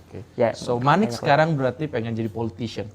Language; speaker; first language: Indonesian; native; Indonesian